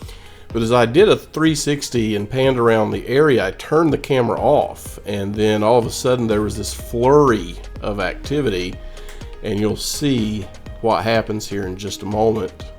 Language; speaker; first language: English; native; English